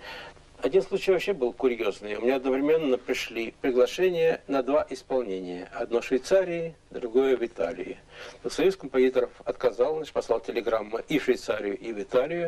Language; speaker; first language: Russian; native; Russian